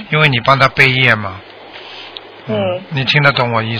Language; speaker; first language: Chinese; native; Chinese